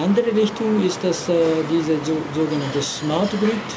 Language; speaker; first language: German; non-native, learner; Japanese